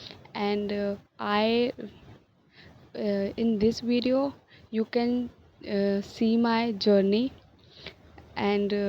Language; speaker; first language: English; non-native, learner; Hindi